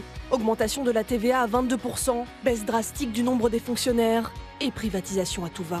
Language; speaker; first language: French; native; French